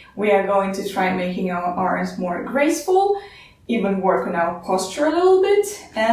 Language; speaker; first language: English; non-native, fluent; Russian